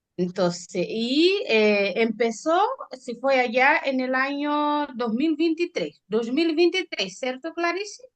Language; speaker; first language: Spanish; non-native, fluent; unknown